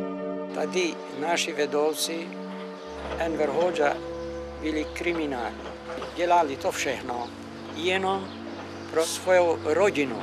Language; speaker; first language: Czech; non-native, fluent; Albanian